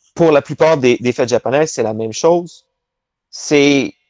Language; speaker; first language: French; native; French